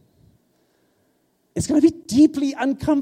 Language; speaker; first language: English; non-native, local second language; Afrikaans